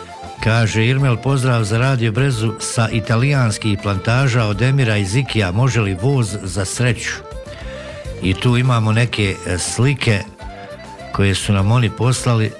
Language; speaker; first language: Bosnian; native; Bosnian